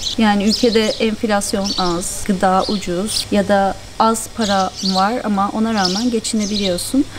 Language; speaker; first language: Turkish; native; Turkish